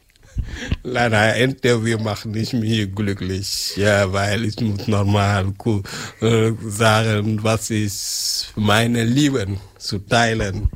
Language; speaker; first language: German; non-native, learner; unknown